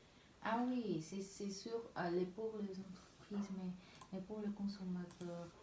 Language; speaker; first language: French; non-native, learner; Vietnamese